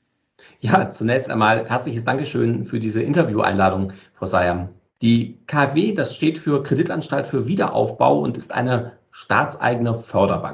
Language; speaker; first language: German; native; German